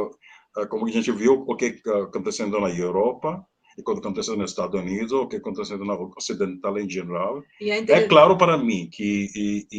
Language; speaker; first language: Portuguese; non-native, learner; Hindi